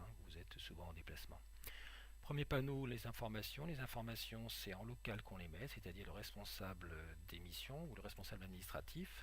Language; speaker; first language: French; native; French